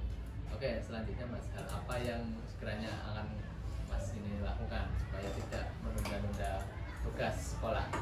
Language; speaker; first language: Indonesian; native; Indonesian